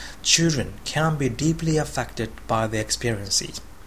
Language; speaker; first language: English; non-native, fluent; Japanese